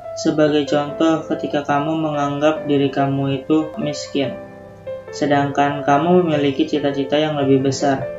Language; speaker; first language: Indonesian; native; Indonesian